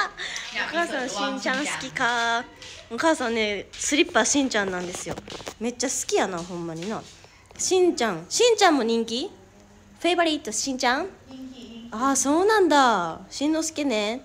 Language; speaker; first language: Japanese; native; Japanese